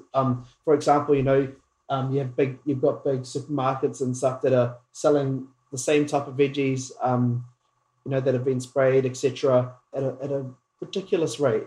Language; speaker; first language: English; native; English